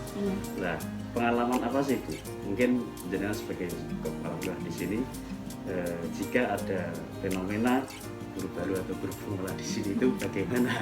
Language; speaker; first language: Indonesian; native; Indonesian